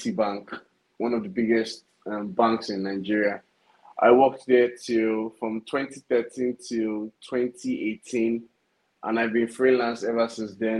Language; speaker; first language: English; non-native, local second language; Yoruba